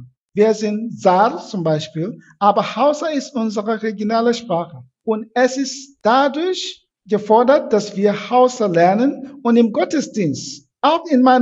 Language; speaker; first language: German; non-native, fluent; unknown